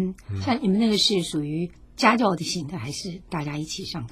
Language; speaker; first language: Chinese; native; Chinese